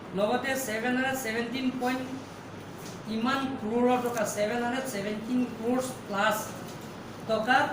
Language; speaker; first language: Assamese; non-native, local second language; Karbi